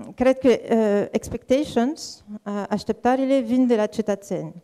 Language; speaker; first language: Romanian; non-native, fluent; French